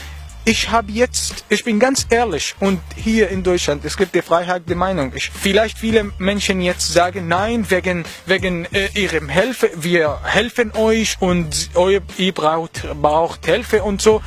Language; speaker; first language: German; non-native, learner; Arabic